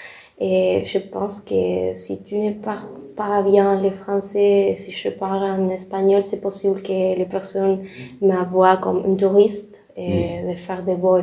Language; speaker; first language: French; non-native, learner; Spanish